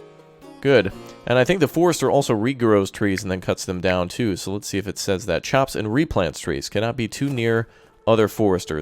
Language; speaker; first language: English; native; English